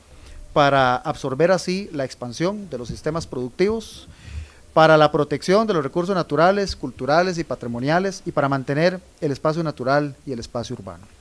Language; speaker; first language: Spanish; native; Spanish